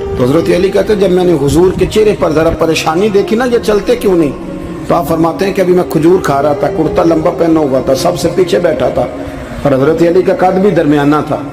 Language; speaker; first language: Urdu; non-native, local second language; Punjabi